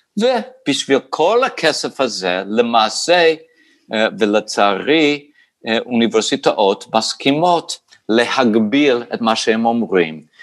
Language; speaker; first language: Hebrew; non-native, fluent; English